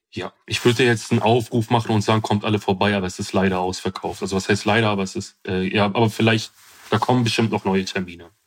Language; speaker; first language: German; early bilingual, other home language; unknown